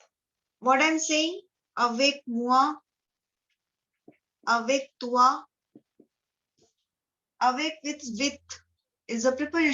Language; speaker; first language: French; non-native, fluent; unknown